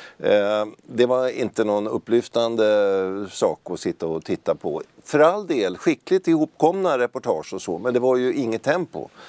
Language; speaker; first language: Swedish; native; Swedish